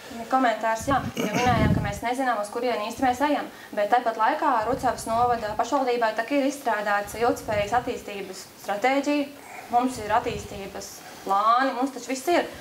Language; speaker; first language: Latvian; native; Latvian